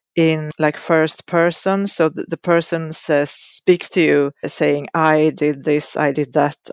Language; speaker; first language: English; non-native, fluent; Swedish